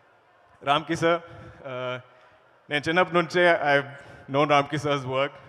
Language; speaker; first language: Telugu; non-native, learner; Malayalam